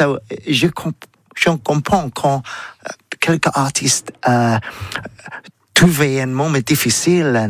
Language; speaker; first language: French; non-native, learner; English